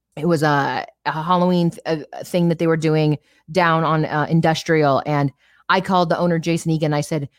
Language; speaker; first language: English; native; English